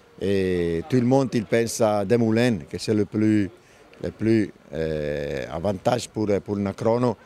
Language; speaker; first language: French; non-native, learner; Italian